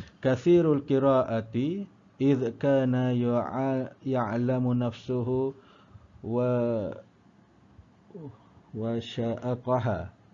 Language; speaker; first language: Arabic; non-native, learner; Malay